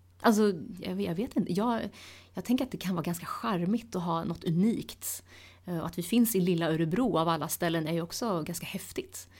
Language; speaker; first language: Swedish; early bilingual, other home language; Tigrinya